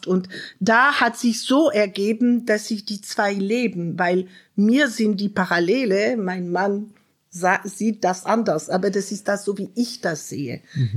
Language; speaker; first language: German; non-native, fluent; French